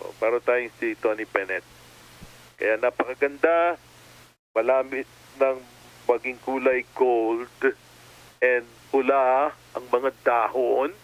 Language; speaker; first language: Filipino; native; Filipino